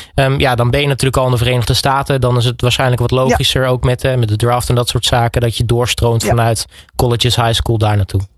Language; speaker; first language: Dutch; native; Dutch